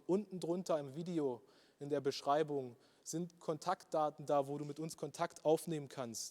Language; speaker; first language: German; native; German